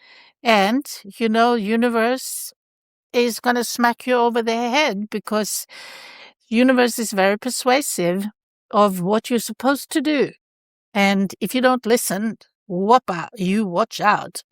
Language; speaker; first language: English; non-native, fluent; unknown